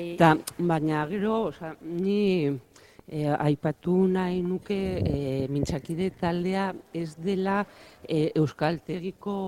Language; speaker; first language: Basque; non-native, local second language; Spanish